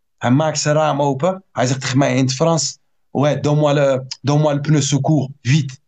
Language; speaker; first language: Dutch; early bilingual, other home language; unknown